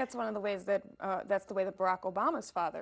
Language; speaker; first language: English; native; English